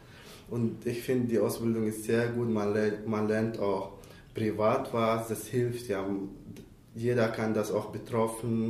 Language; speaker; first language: German; non-native, learner; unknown